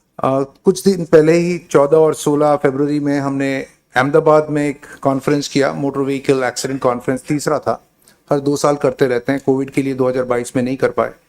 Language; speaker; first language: Hindi; non-native, local second language; Bangla